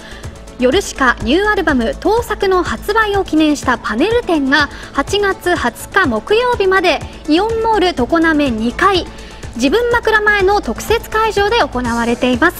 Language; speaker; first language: Japanese; native; Japanese